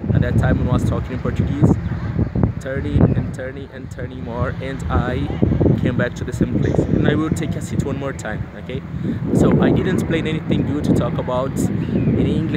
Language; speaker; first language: English; non-native, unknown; Portuguese